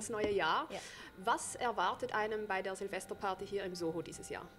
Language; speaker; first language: German; native; German